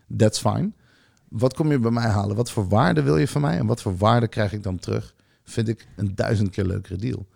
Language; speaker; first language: Dutch; early bilingual, other home language; Hebrew